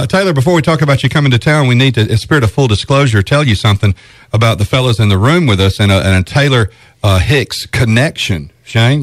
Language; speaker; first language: English; native; English